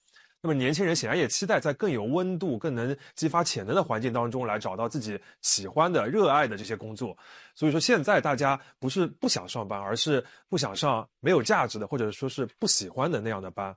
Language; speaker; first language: Chinese; native; Chinese